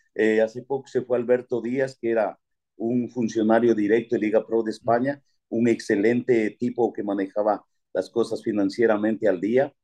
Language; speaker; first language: Spanish; native; Spanish